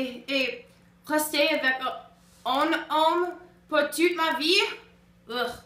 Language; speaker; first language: French; non-native, learner; English